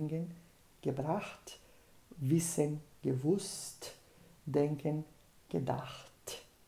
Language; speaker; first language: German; non-native, fluent; Portuguese